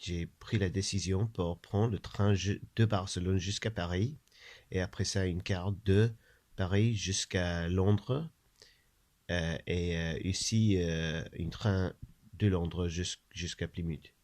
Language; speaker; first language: French; non-native, learner; English